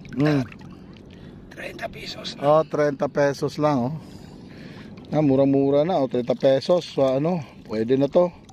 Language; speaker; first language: Filipino; non-native, local second language; Cebuano